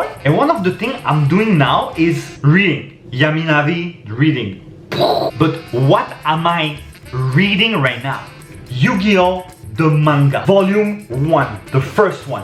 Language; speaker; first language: English; non-native, fluent; French